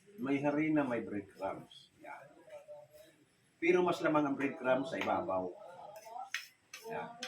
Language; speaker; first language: Filipino; non-native, local second language; Bikol